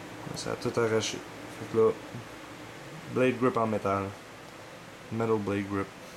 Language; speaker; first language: French; native; French